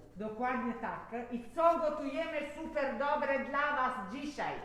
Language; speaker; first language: Polish; non-native, fluent; Italian